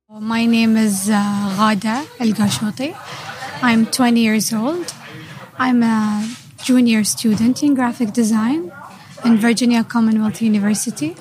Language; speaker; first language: English; non-native, fluent; Arabic